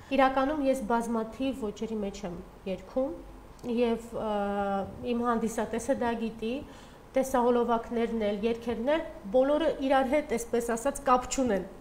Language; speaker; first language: Armenian; early bilingual, heritage; Armenian